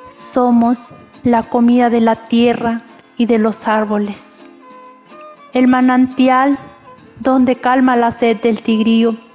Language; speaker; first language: Spanish; non-native, local second language; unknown